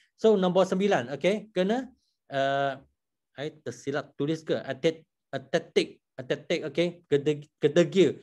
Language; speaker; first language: Malay; non-native, local second language; Chinese